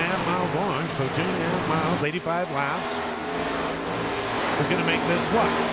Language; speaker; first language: English; native; English